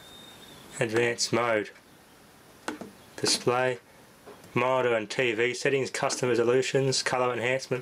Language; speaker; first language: English; native; English